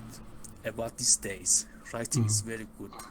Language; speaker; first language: English; non-native, learner; Persian